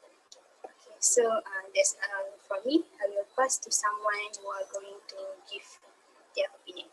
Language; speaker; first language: English; non-native, local second language; Malay